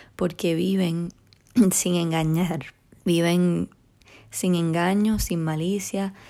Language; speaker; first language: Spanish; native; Spanish